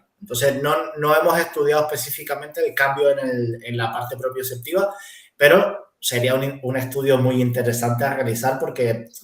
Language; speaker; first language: Spanish; native; Spanish